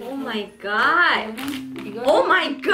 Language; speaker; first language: Korean; non-native, learner; Malay